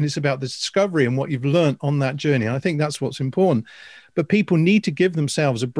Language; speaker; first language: English; native; English